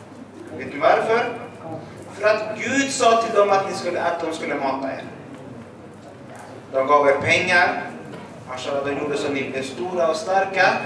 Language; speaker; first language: Swedish; early bilingual, other home language; Arabic